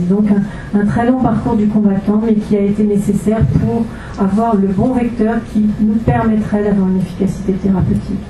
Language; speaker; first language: French; native; French